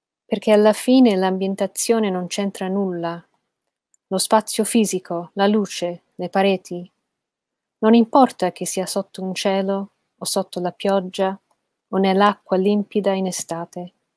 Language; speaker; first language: Italian; non-native, fluent; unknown